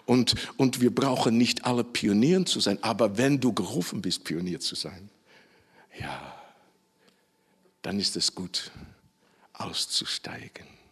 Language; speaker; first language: German; non-native, fluent; Dutch